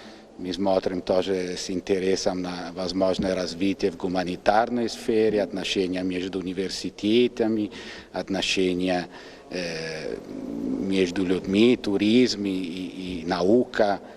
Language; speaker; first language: Russian; non-native, fluent; Italian